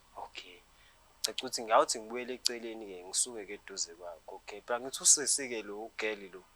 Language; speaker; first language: Zulu; native; Zulu